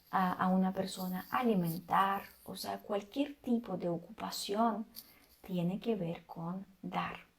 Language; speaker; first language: Spanish; non-native, fluent; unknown